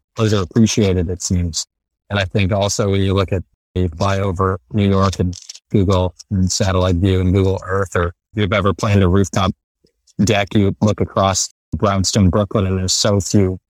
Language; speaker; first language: English; non-native, fluent; Spanish